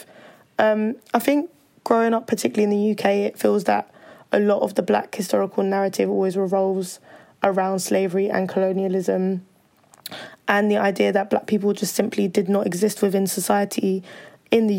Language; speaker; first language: English; native; English